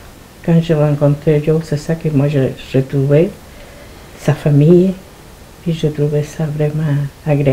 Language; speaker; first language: French; non-native, fluent; Spanish